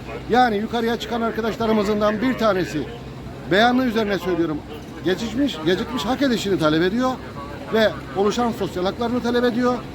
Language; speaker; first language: Turkish; native; Turkish